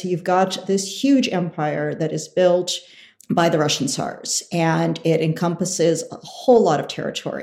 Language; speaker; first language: English; early bilingual, other home language; Russian